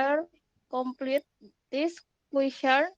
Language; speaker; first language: English; non-native, learner; Indonesian